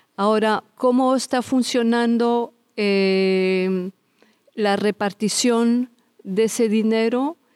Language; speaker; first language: Spanish; early bilingual, heritage; Spanish